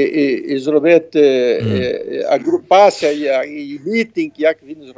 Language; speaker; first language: Ukrainian; early bilingual, heritage; Ukrainian